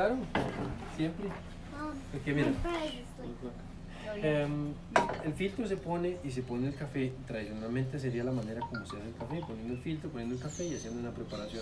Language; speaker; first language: Spanish; native; Spanish